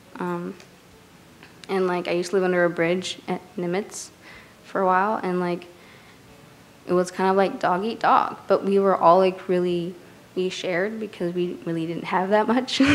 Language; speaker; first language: English; native; English